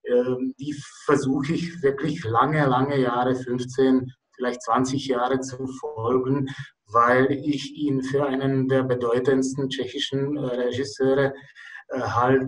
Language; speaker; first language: German; non-native, fluent; Czech